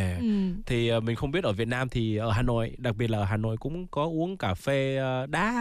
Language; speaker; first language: Vietnamese; early bilingual, heritage; Vietnamese